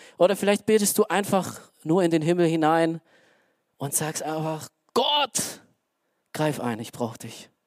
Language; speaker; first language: German; early bilingual, other home language; Romanian